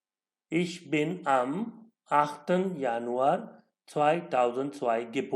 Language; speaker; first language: German; non-native, learner; Urdu